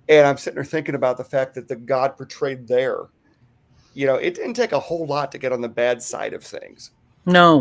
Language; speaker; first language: English; native; English